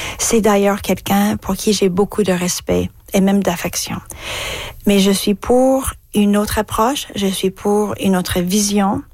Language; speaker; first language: French; non-native, fluent; English